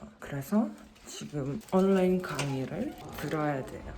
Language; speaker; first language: Korean; non-native, fluent; Russian